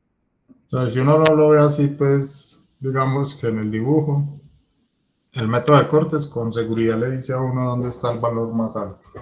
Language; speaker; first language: Spanish; native; Spanish